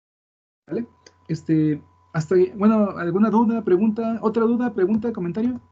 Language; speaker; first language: Spanish; native; Spanish